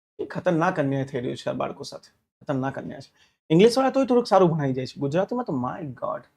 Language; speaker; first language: Gujarati; non-native, local second language; Hindi